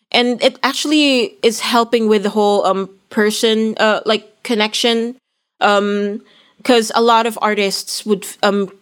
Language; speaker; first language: English; non-native, local second language; Filipino